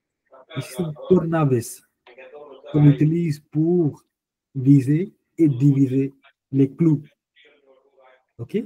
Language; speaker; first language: French; non-native, fluent; Hindi